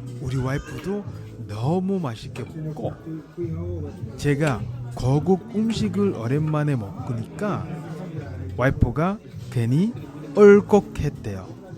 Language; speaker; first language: Korean; non-native, fluent; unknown